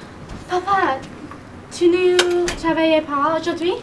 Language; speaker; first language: French; non-native, learner; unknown